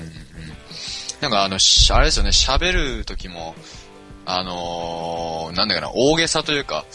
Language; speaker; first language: Japanese; native; Japanese